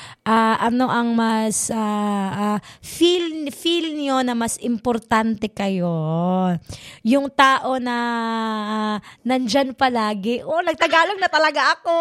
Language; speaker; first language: Filipino; non-native, local second language; Cebuano